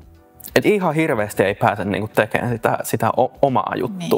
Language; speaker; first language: Finnish; native; Finnish